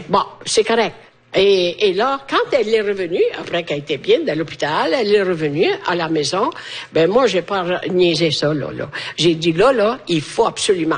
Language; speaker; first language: French; non-native, fluent; Italian